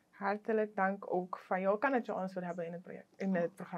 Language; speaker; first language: Dutch; native; Dutch